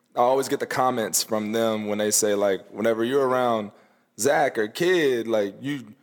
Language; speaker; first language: English; native; English